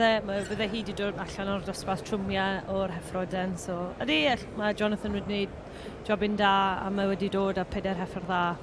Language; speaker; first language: Welsh; native; Welsh